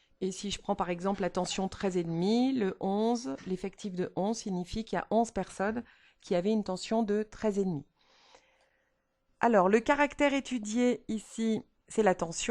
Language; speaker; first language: French; native; French